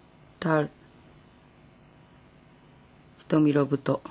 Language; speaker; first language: Korean; non-native, learner; Japanese